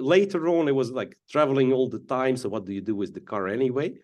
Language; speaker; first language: English; non-native, fluent; Russian